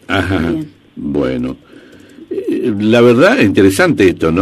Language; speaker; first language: Spanish; native; Spanish